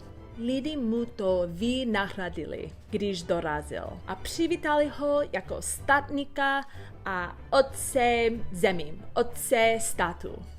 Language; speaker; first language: Czech; non-native, learner; English